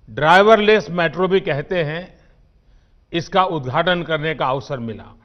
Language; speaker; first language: Hindi; non-native, local second language; Gujarati